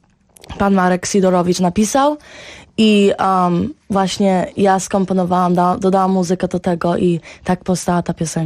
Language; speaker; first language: Polish; early bilingual, heritage; Polish